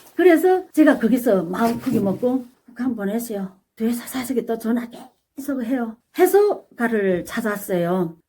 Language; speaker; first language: Korean; native; Korean